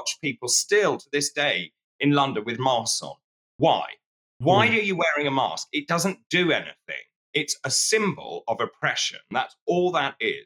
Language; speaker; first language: English; native; English